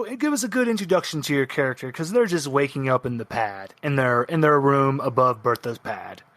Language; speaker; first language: English; native; English